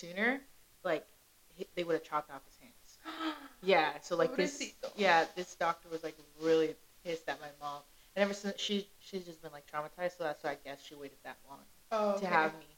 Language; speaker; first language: English; early bilingual, other home language; Spanish